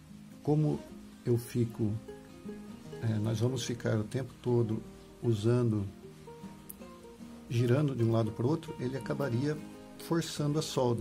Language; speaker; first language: Portuguese; native; Portuguese